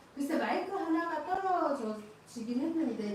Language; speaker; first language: Korean; native; Korean